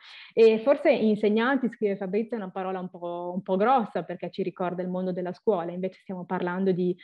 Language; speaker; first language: Italian; native; Italian